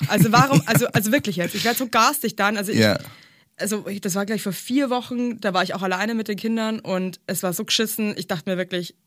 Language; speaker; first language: German; native; German